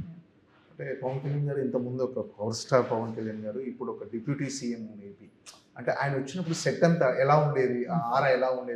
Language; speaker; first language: Telugu; native; Telugu